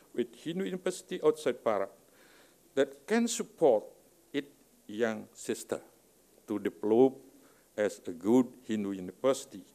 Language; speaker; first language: English; non-native, fluent; Indonesian